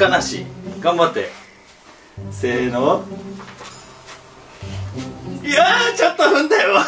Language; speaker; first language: Japanese; native; Japanese